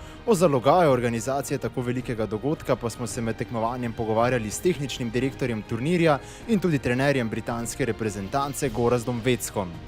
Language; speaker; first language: Slovenian; native; Slovenian